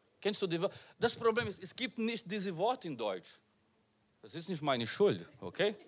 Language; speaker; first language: German; non-native, learner; Portuguese